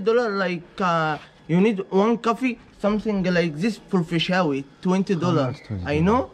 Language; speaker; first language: English; non-native, learner; Arabic